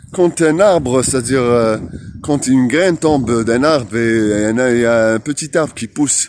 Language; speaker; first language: French; non-native, local second language; Arabic